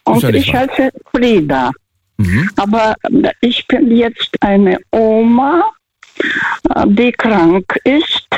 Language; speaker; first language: German; non-native, fluent; Russian